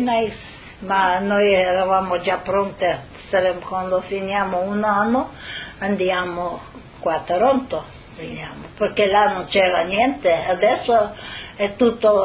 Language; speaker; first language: Italian; non-native, local second language; Slovenian